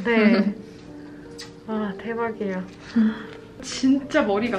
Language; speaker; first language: Korean; non-native, fluent; Danish